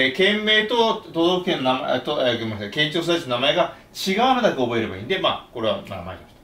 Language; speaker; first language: Japanese; native; Japanese